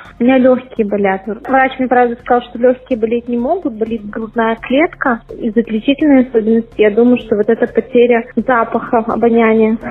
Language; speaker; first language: Russian; native; Russian